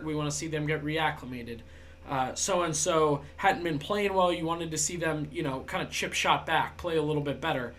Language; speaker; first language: English; native; English